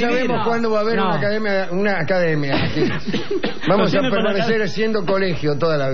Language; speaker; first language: Spanish; native; Spanish